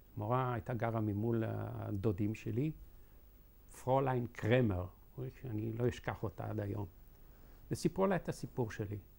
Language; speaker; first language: Hebrew; non-native, fluent; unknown